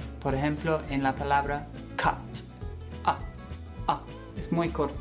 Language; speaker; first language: Spanish; non-native, fluent; English